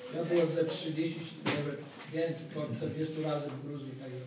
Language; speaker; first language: Polish; non-native, fluent; Georgian